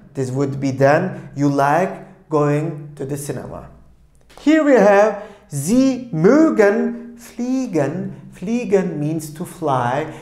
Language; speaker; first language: English; non-native, fluent; Turkish